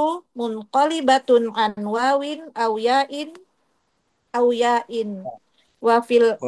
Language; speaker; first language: Arabic; non-native, learner; Indonesian